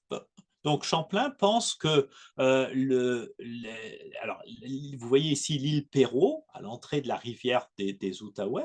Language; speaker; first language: French; native; French